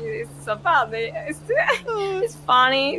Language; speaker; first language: English; non-native, learner; Spanish